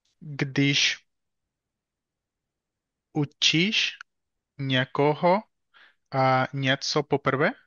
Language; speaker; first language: Czech; non-native, learner; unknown